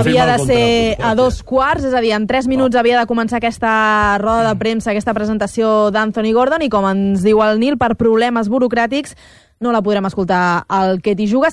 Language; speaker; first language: Catalan; native; Catalan